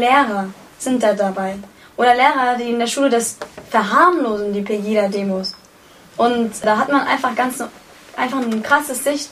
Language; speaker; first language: German; early bilingual, other home language; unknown